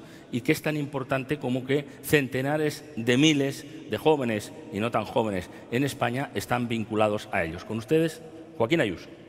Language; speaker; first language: Spanish; native; Spanish